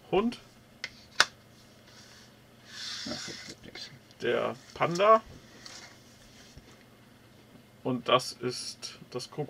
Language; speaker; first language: German; native; German